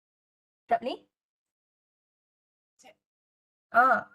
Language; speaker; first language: English; non-native, local second language; Malay